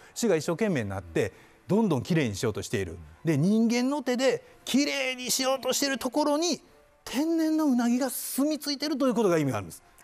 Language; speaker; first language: Japanese; native; Japanese